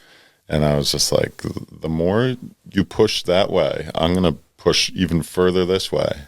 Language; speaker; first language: English; native; English